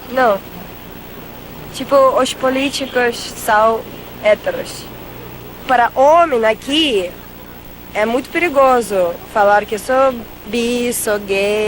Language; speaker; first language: Portuguese; non-native, fluent; Russian